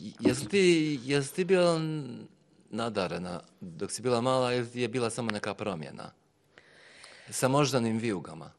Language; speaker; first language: Bosnian; native; Bosnian